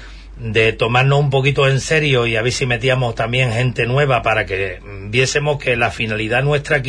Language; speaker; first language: Spanish; native; Spanish